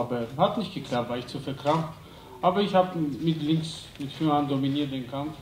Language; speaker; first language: German; non-native, fluent; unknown